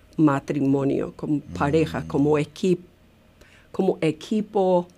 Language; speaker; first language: Spanish; non-native, fluent; English